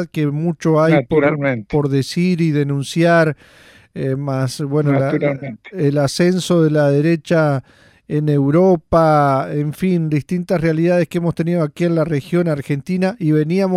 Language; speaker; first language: Spanish; native; Spanish